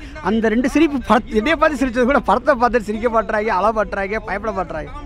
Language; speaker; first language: Tamil; native; Tamil